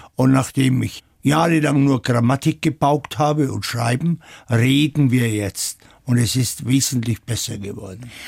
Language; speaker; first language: German; native; German